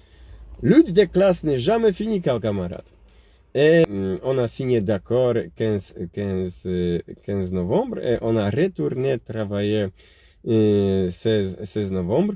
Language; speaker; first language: French; non-native, learner; Polish